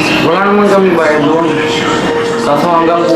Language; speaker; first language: Filipino; non-native, learner; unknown